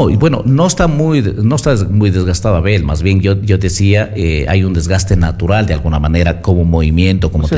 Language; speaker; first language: Spanish; native; Spanish